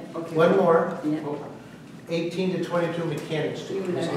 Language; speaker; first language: English; native; English